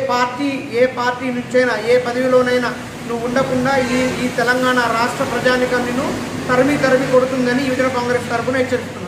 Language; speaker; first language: Telugu; native; Telugu